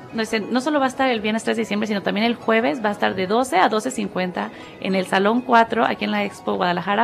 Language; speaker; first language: Spanish; native; Spanish